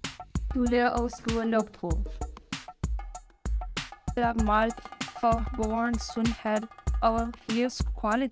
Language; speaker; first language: Danish; non-native, learner; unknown